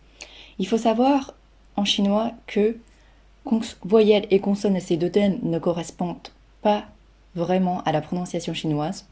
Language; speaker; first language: French; non-native, fluent; Chinese